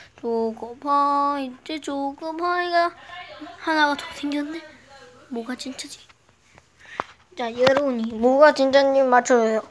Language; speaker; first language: Korean; native; Korean